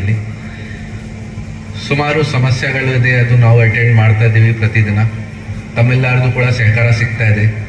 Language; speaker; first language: Kannada; non-native, learner; Hindi